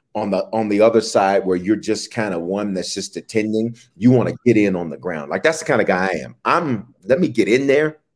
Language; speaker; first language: English; native; English